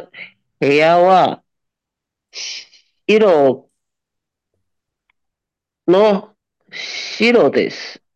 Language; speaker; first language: Japanese; non-native, learner; Chinese